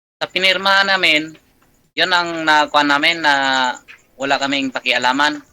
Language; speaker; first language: Filipino; non-native, local second language; Cebuano